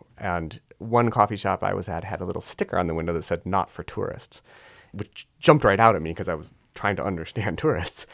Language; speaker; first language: English; native; English